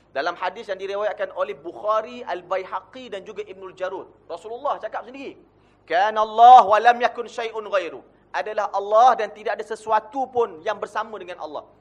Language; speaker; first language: Malay; native; Malay